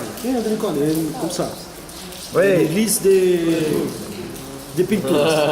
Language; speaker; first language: French; non-native, learner; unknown